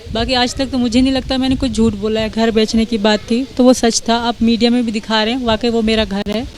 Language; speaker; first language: Hindi; non-native, local second language; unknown